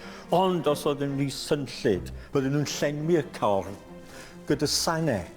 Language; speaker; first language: Welsh; native; Welsh